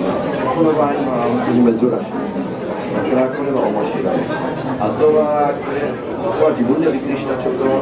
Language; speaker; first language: Japanese; non-native, learner; Czech